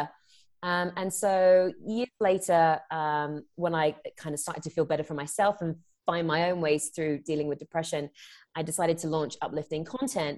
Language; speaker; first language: English; native; English